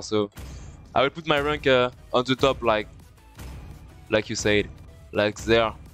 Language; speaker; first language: English; non-native, fluent; French